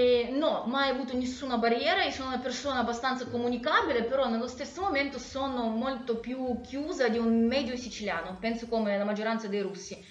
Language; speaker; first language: Italian; non-native, fluent; Russian